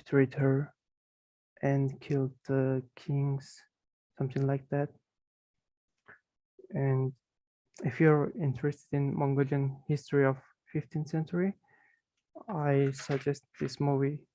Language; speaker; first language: English; non-native, fluent; Mongolian